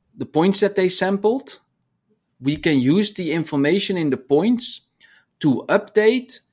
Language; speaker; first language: English; non-native, fluent; Dutch